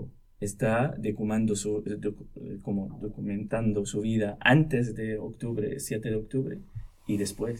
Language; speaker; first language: Spanish; non-native, local second language; Arabic